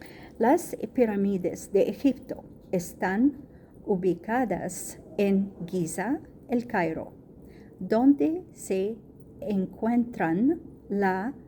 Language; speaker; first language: Spanish; non-native, learner; Arabic